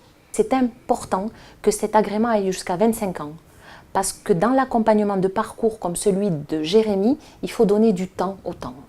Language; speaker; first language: French; native; French